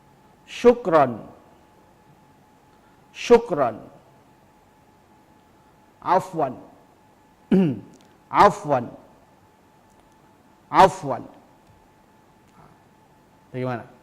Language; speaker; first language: Arabic; non-native, fluent; Indonesian